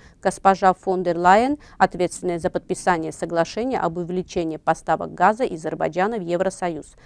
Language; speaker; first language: Russian; non-native, local second language; Armenian